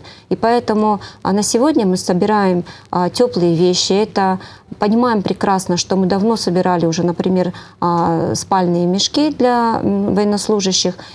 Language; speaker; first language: Russian; native; Russian